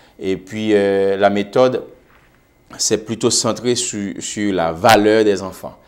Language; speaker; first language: French; non-native, local second language; Haitian Creole